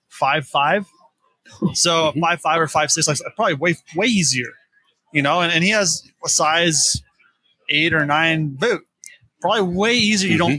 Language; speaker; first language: English; native; English